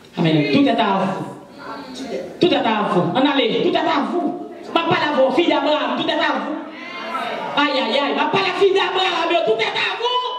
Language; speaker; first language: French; non-native, local second language; Haitian Creole